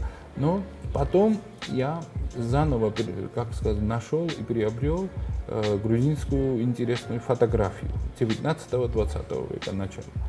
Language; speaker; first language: Russian; non-native, fluent; Georgian